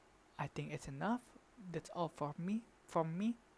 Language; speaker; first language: English; non-native, learner; Indonesian